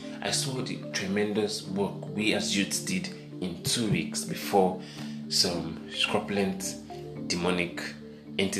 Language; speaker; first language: English; non-native, local second language; Yoruba